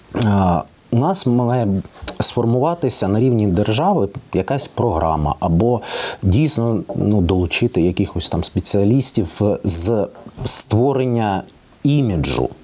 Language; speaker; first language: Ukrainian; non-native, local second language; Russian